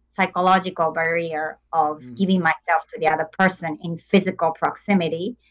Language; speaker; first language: English; non-native, fluent; Japanese